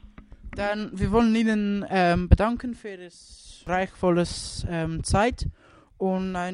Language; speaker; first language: German; non-native, local second language; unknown